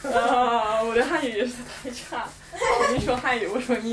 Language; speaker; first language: Chinese; non-native, learner; English